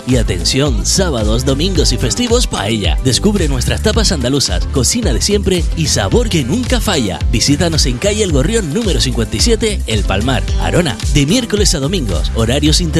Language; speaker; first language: Spanish; native; Spanish